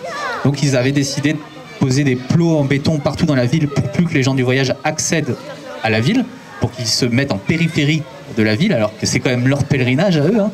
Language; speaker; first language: French; native; French